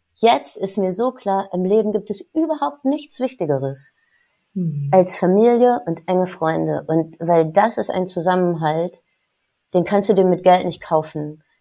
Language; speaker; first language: German; native; German